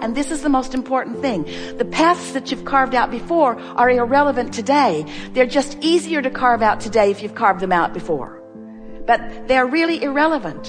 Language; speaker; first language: English; native; English